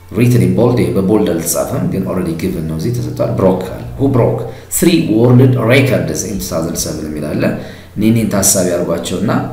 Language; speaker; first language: English; non-native, fluent; Amharic